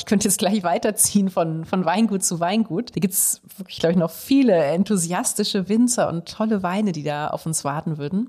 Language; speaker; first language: German; native; German